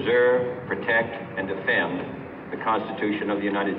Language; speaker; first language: English; native; English